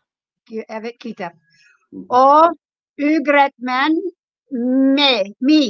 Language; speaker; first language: Turkish; non-native, learner; English